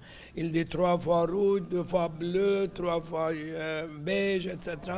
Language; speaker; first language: French; non-native, fluent; Persian